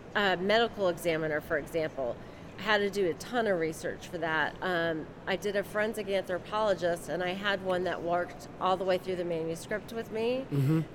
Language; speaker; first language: English; native; English